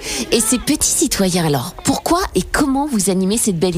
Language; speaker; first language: French; native; French